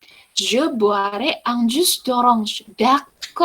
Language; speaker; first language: French; non-native, fluent; Indonesian